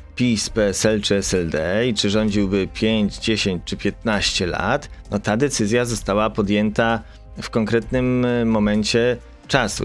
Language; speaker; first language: Polish; native; Polish